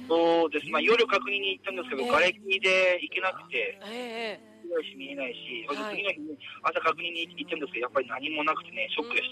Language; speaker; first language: Japanese; native; Japanese